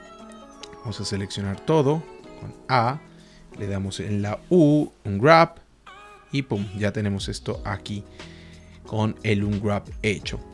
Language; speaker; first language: Spanish; native; Spanish